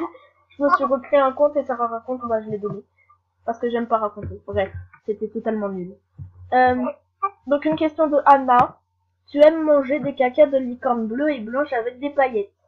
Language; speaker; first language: French; native; French